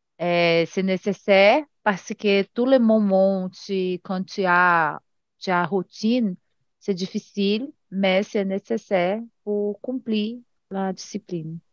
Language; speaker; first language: French; non-native, learner; Portuguese